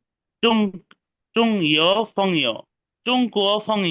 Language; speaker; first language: Chinese; non-native, learner; Bangla